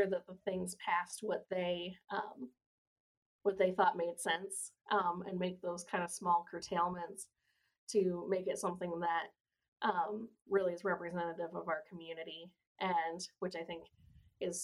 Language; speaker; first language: English; native; English